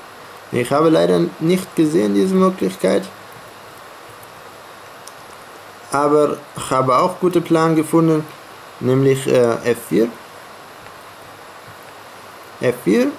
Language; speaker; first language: German; non-native, fluent; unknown